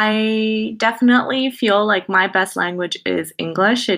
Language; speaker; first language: English; non-native, fluent; Thai